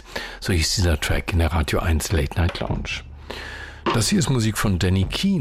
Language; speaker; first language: German; native; German